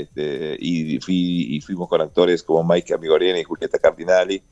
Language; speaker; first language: Spanish; native; Spanish